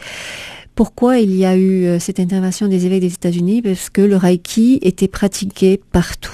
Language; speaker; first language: French; native; French